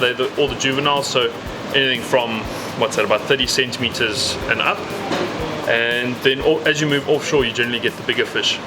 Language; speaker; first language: English; native; English